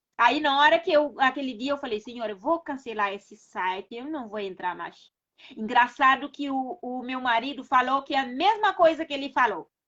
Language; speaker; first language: Portuguese; non-native, local second language; Kabuverdianu